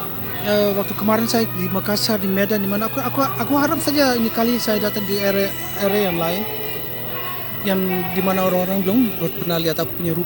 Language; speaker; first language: Indonesian; early bilingual, heritage; Dutch